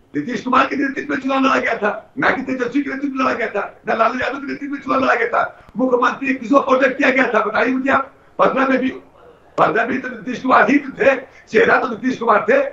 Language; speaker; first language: Hindi; native; Hindi